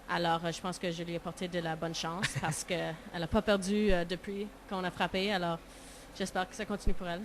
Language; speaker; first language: French; non-native, local second language; English